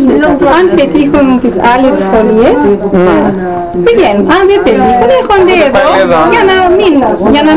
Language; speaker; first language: Greek; non-native, local second language; Turkish